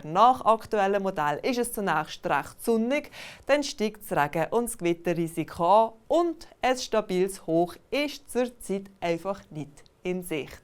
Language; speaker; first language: German; native; German